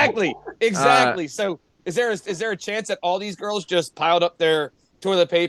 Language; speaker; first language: English; native; English